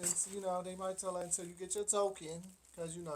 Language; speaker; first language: English; native; English